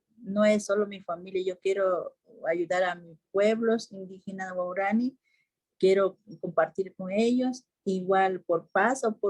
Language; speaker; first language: Spanish; non-native, local second language; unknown